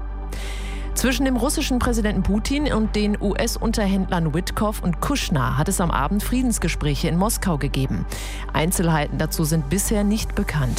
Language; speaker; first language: German; native; German